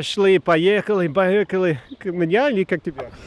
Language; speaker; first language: Russian; non-native, learner; English